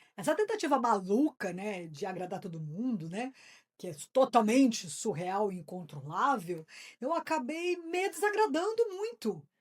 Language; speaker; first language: Portuguese; native; Portuguese